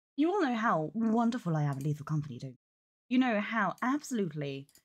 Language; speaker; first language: English; native; English